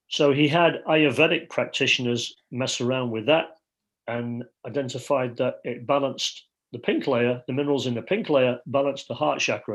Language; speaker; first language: English; native; English